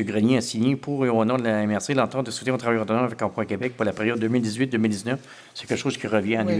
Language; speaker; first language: French; native; French